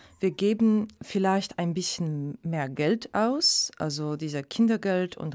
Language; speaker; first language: German; non-native, fluent; Polish